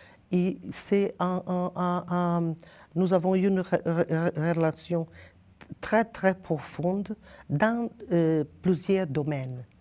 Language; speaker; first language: French; non-native, learner; Portuguese